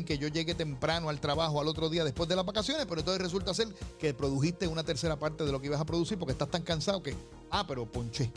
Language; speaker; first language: Spanish; native; Spanish